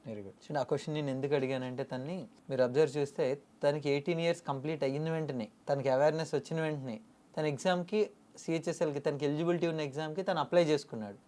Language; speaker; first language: Telugu; native; Telugu